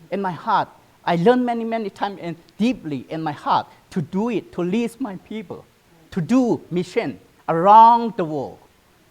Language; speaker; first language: English; non-native, learner; Burmese